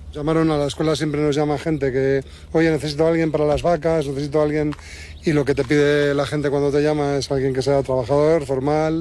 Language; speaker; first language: Spanish; native; Spanish